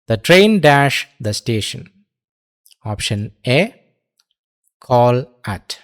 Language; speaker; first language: English; non-native, local second language; Malayalam